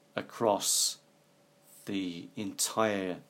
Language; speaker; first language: English; native; English